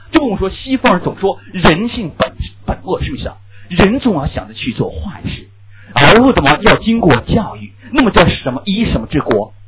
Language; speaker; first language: Chinese; native; Chinese